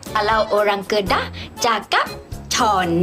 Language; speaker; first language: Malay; non-native, local second language; Thai